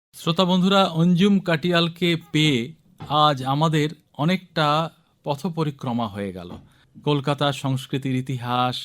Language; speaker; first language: Bangla; native; Bangla